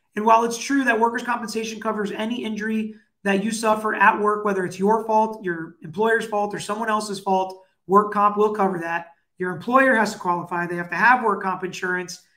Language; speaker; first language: English; native; English